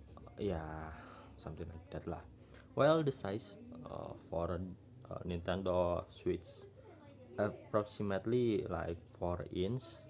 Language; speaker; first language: English; non-native, learner; Indonesian